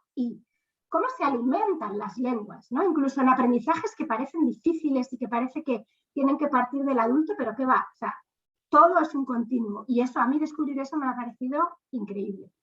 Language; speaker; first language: Spanish; native; Spanish